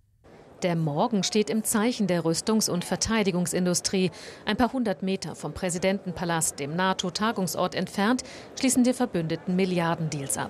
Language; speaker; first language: German; native; German